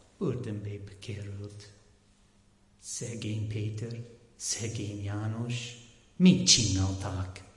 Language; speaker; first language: Hungarian; non-native, learner; English